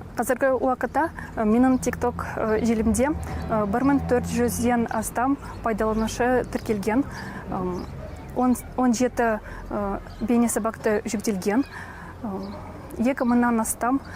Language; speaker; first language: Kazakh; non-native, local second language; Russian